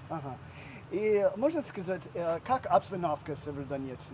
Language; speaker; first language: Russian; non-native, learner; English